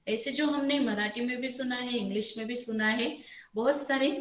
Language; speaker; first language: Hindi; non-native, local second language; Marathi